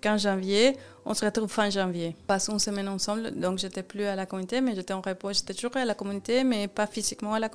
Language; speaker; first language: French; non-native, fluent; Spanish